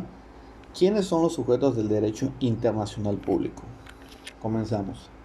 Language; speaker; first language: Spanish; native; Spanish